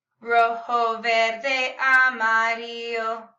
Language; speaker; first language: Spanish; non-native, learner; English